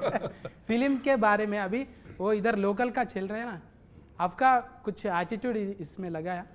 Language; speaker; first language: Hindi; non-native, local second language; Telugu